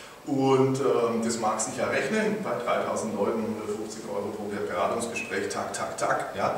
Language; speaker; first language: German; native; German